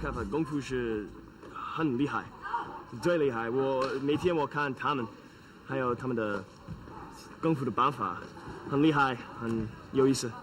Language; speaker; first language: Chinese; non-native, learner; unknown